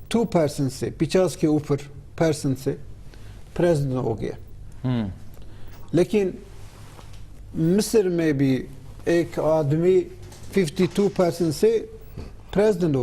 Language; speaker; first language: Hindi; non-native, learner; Turkish